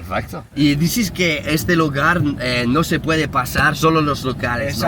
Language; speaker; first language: Spanish; non-native, learner; English